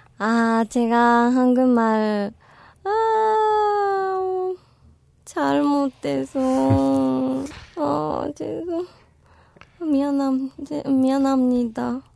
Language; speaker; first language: Korean; non-native, learner; Japanese